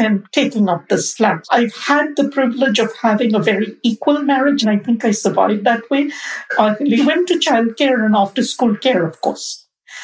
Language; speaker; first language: English; non-native, local second language; Bangla